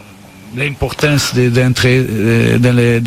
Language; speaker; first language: French; non-native, learner; Portuguese